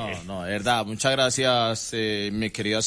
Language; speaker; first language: Spanish; native; Spanish